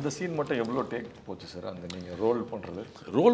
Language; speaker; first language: Tamil; native; Tamil